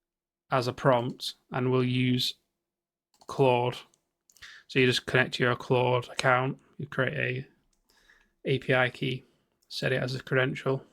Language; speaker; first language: English; native; English